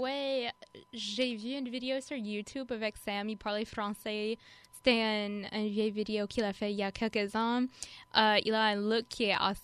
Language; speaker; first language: French; non-native, fluent; English